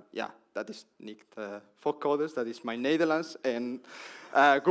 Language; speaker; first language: Dutch; non-native, learner; Spanish